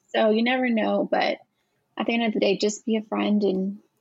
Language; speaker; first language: English; native; English